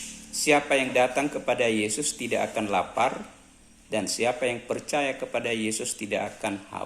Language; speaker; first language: Indonesian; native; Indonesian